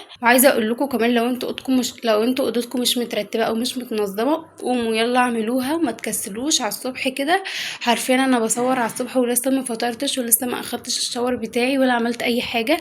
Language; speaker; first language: Arabic; native; Arabic